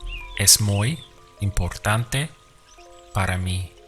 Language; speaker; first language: Spanish; non-native, fluent; English